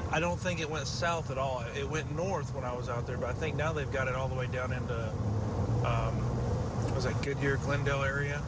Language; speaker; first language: English; native; English